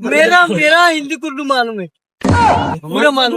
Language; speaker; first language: Hindi; non-native, learner; Bangla